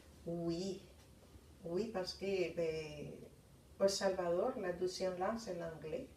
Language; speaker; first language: French; non-native, fluent; Spanish